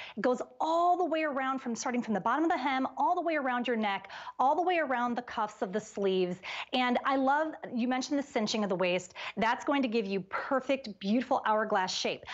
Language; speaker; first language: English; native; English